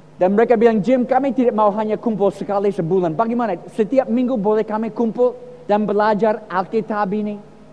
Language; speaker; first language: Indonesian; non-native, fluent; English